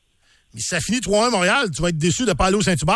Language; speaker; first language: French; native; French